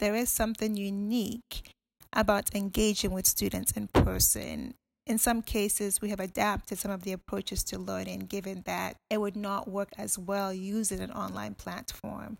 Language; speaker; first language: English; non-native, local second language; Akan